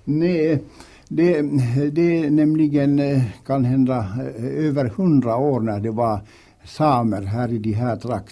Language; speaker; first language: Danish; non-native, learner; Swedish